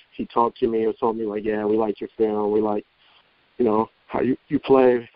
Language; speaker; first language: English; native; English